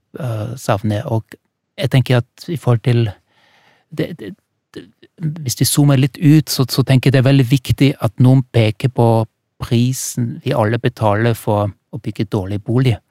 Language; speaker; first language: Norwegian; non-native, fluent; German